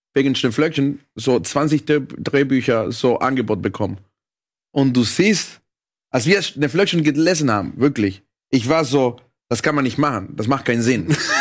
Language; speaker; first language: German; non-native, fluent; Spanish